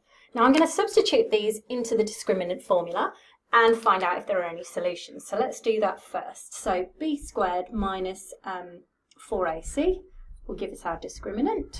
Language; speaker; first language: English; native; English